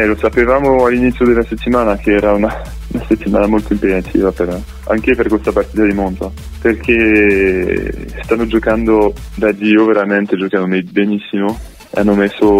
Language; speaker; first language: Italian; non-native, fluent; French